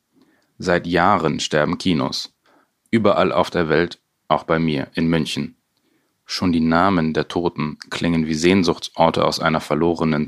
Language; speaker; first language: German; native; German